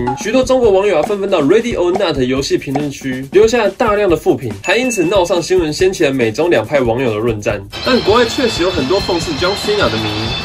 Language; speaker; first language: Chinese; native; Chinese